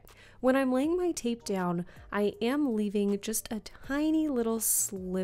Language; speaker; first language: English; native; English